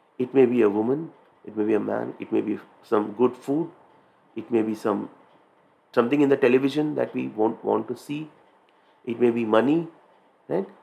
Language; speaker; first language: English; non-native, local second language; Hindi